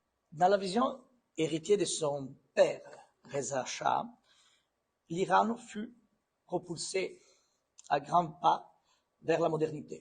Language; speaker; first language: French; non-native, fluent; Italian